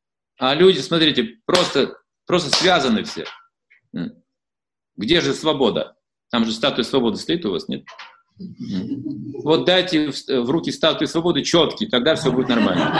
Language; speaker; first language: Russian; native; Russian